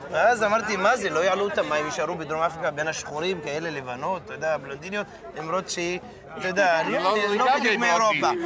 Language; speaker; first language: Hebrew; non-native, local second language; Arabic